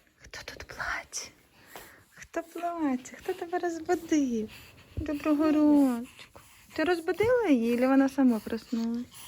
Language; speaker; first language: Ukrainian; native; Ukrainian